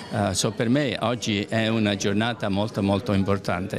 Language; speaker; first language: Italian; early bilingual, heritage; Italian